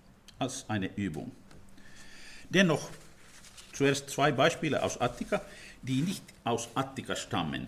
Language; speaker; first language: German; non-native, fluent; Finnish